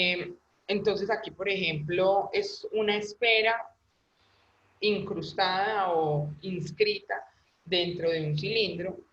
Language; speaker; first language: Spanish; native; Spanish